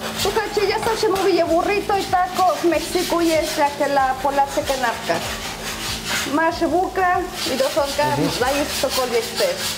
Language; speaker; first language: Polish; non-native, learner; Spanish